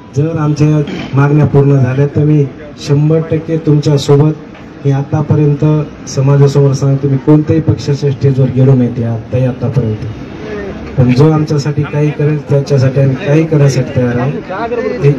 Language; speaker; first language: Marathi; non-native, local second language; Lambadi